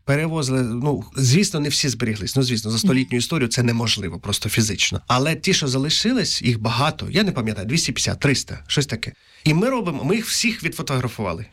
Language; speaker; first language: Ukrainian; native; Ukrainian